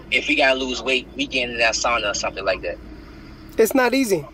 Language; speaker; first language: English; native; English